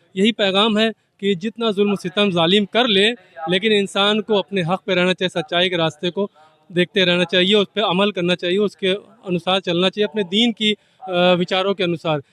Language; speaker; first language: Urdu; native; Urdu